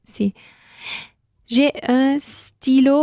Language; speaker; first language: French; non-native, learner; Spanish